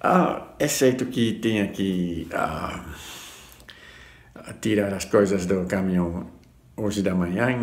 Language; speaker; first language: Portuguese; non-native, fluent; Dutch